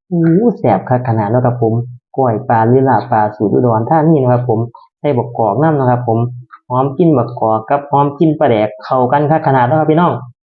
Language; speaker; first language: Thai; native; Thai